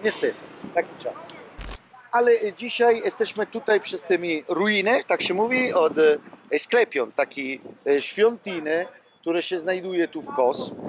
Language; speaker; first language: Polish; non-native, fluent; Italian